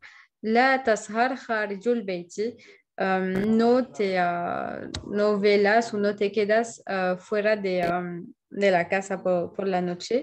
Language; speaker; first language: Spanish; non-native, fluent; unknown